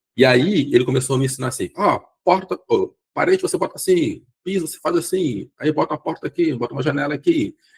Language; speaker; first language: Portuguese; non-native, local second language; Kabuverdianu